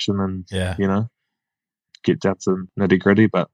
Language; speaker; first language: English; native; English